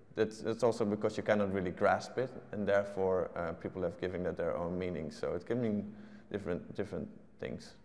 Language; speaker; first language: English; non-native, fluent; Dutch